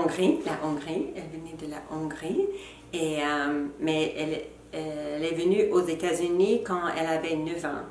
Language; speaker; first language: French; non-native, fluent; English